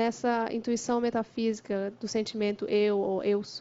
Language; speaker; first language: Portuguese; native; Portuguese